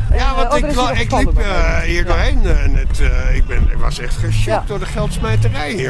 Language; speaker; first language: Dutch; native; Dutch